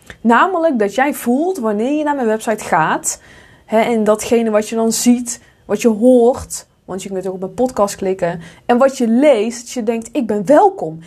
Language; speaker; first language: Dutch; native; Dutch